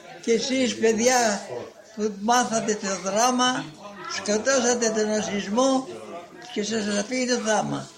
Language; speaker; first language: Greek; non-native, local second language; Ladino